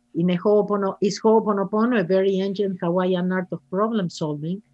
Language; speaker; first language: English; non-native, fluent; Spanish